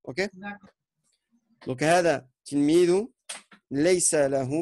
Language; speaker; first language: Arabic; non-native, fluent; French